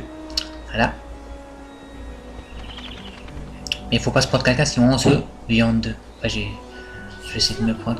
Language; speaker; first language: French; native; French